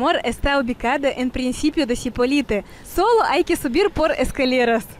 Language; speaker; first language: Spanish; non-native, fluent; Russian